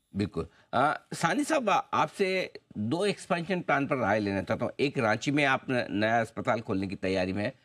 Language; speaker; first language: Hindi; native; Hindi